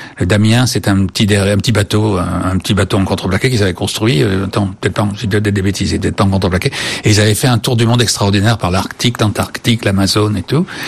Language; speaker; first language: French; native; French